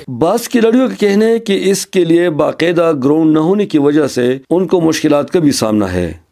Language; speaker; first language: Urdu; non-native, local second language; Khowar